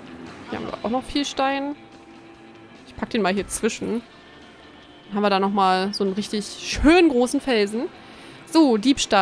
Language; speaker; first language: German; native; German